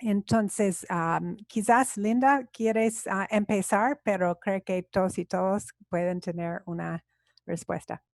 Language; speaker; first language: Spanish; non-native, fluent; English